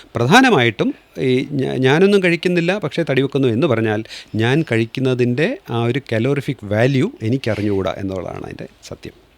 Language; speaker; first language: Malayalam; native; Malayalam